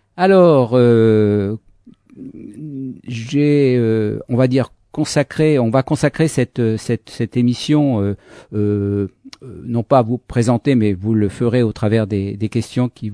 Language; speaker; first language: French; native; French